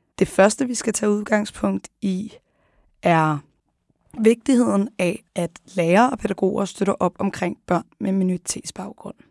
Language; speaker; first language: Danish; early bilingual, other home language; Arabic